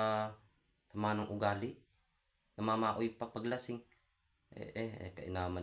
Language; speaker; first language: Filipino; native; Filipino